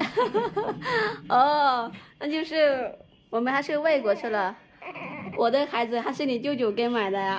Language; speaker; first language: Chinese; non-native, fluent; Lao